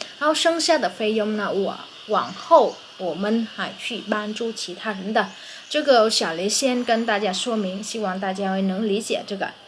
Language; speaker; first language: Chinese; non-native, fluent; Vietnamese